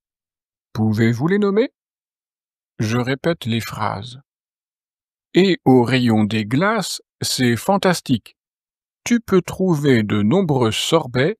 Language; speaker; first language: French; native; French